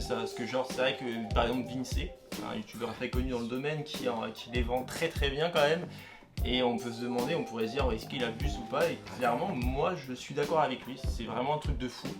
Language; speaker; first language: French; native; French